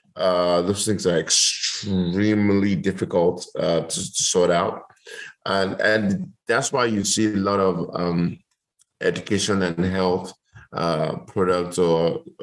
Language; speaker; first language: English; non-native, local second language; Yoruba